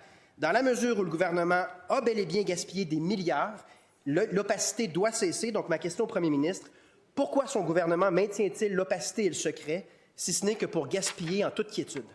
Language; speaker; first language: French; native; French